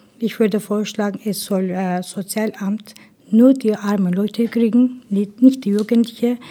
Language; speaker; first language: German; non-native, learner; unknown